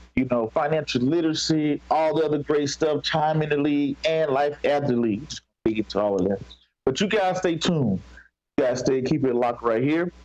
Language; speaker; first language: English; native; English